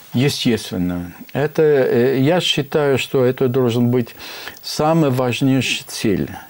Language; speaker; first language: Russian; non-native, fluent; French